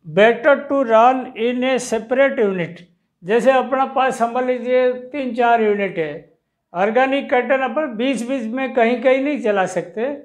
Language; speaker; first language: Hindi; non-native, local second language; Odia